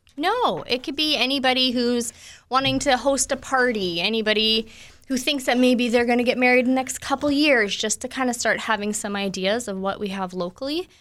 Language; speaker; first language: English; native; English